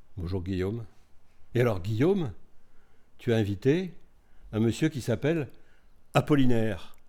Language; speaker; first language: French; native; French